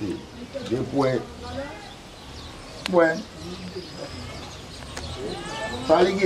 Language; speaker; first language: Spanish; non-native, learner; Haitian Creole